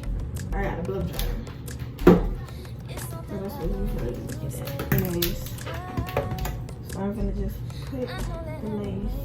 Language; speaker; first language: English; native; English